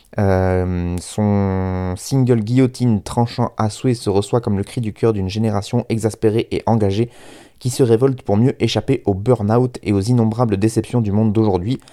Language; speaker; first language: French; native; French